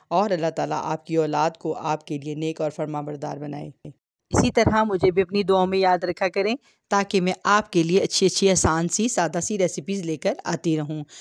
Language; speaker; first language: Hindi; native; Hindi